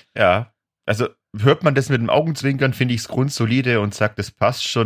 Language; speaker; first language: German; native; German